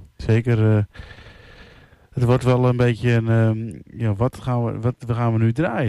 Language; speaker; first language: Dutch; native; Dutch